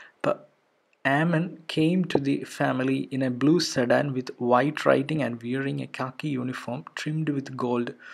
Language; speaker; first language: English; non-native, local second language; Malayalam